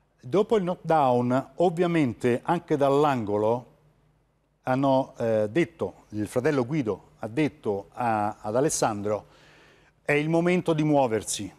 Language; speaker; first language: Italian; native; Italian